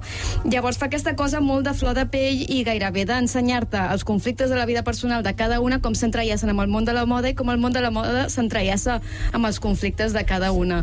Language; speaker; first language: Catalan; native; Catalan